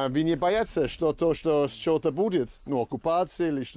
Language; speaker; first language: Russian; non-native, learner; English